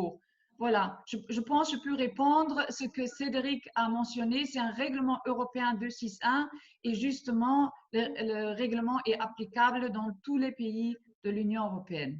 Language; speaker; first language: French; non-native, local second language; Luxembourgish